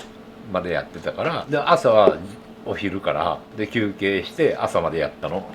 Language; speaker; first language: Japanese; native; Japanese